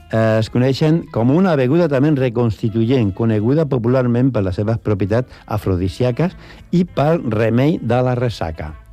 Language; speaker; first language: Catalan; non-native, local second language; Spanish